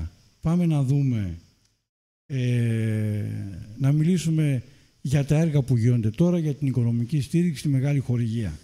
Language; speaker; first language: Greek; native; Greek